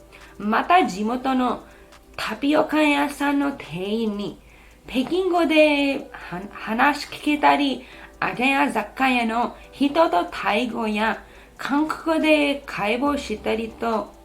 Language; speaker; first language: Japanese; non-native, fluent; English